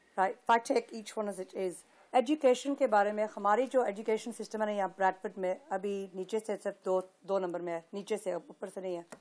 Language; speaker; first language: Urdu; early bilingual, heritage; Urdu